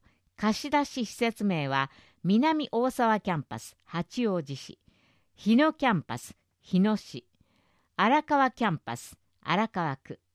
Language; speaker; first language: Japanese; native; Japanese